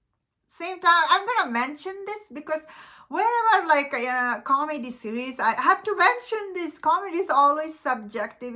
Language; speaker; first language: English; non-native, fluent; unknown